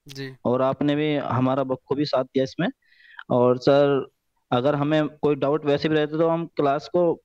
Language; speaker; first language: Hindi; native; Hindi